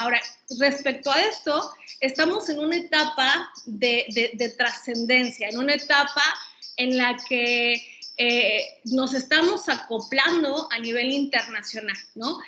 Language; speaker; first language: Spanish; native; Spanish